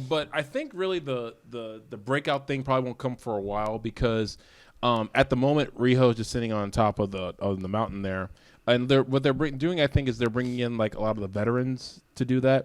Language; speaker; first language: English; native; English